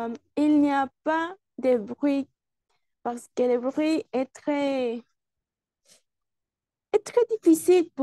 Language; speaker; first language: French; non-native, learner; Spanish